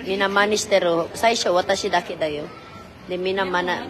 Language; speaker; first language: Japanese; non-native, learner; Filipino